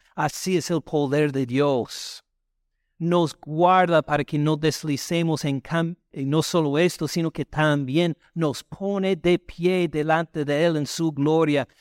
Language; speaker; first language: Spanish; non-native, fluent; English